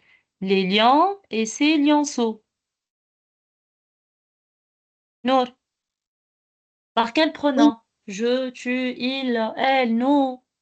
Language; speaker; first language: French; non-native, local second language; Arabic